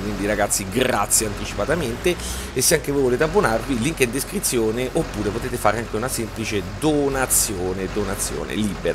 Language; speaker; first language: Italian; native; Italian